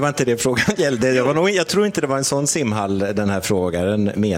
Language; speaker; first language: Swedish; native; Swedish